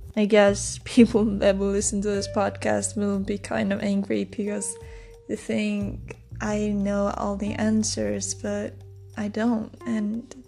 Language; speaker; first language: English; non-native, fluent; Icelandic